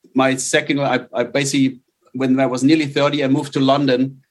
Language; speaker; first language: English; non-native, fluent; German